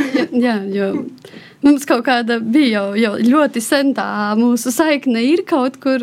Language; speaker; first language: Latvian; non-native, local second language; Russian